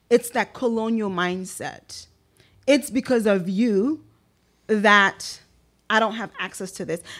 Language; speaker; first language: English; early bilingual, other home language; Haitian Creole